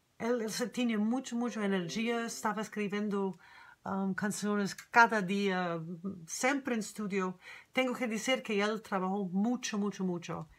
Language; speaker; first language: Spanish; non-native, learner; English